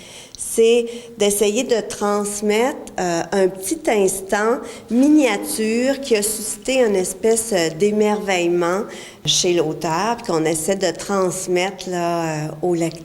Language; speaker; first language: French; native; French